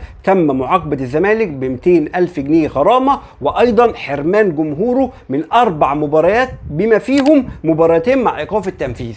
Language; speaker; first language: Arabic; native; Arabic